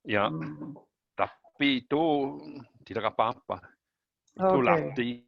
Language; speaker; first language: Indonesian; non-native, learner; German